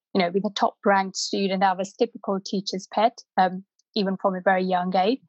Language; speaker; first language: English; non-native, local second language; Punjabi